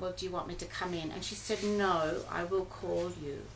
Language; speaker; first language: English; early bilingual, other home language; German